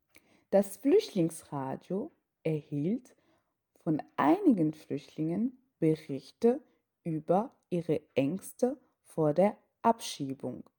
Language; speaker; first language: German; non-native, fluent; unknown